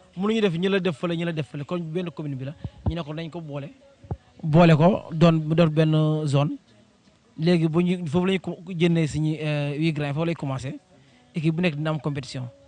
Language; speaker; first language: Wolof; non-native, local second language; Jola-Fonyi